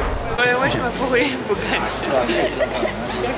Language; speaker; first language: Chinese; non-native, learner; French